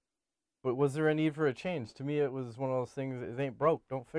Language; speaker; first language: English; native; English